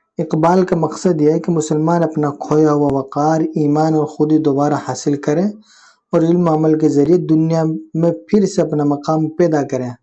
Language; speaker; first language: Urdu; native; Urdu